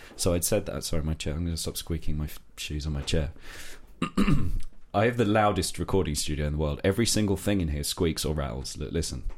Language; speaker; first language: English; native; English